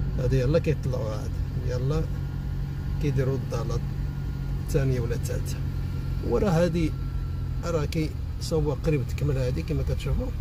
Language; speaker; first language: Arabic; native; Arabic